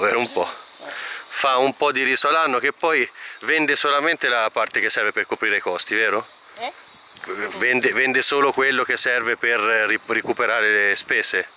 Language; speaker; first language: Italian; native; Italian